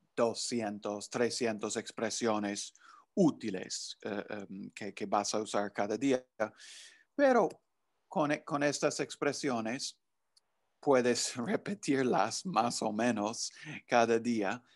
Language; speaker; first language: Spanish; non-native, fluent; English